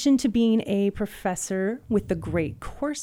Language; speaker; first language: English; native; English